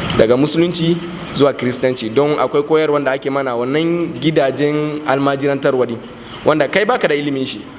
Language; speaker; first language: Hausa; non-native, local second language; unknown